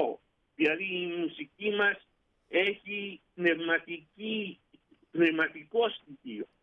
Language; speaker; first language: Greek; early bilingual, heritage; Greek